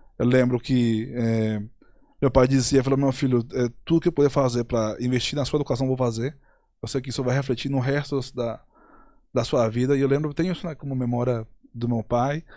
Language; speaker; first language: Portuguese; non-native, fluent; Spanish